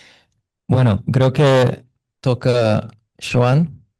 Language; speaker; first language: Spanish; non-native, fluent; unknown